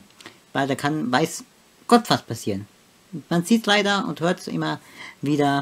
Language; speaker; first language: German; native; German